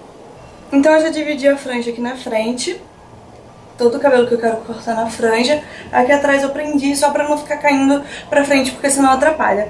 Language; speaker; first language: Portuguese; native; Portuguese